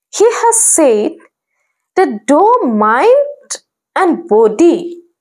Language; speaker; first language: English; non-native, local second language; Assamese